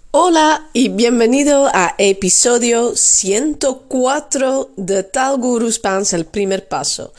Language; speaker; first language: Spanish; non-native, fluent; Dutch